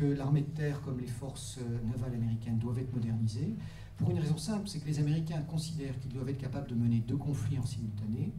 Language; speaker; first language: French; native; French